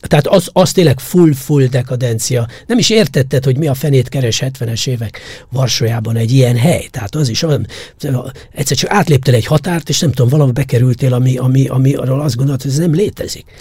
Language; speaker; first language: Hungarian; native; Hungarian